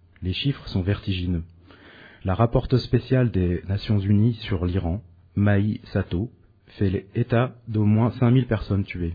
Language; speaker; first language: French; native; French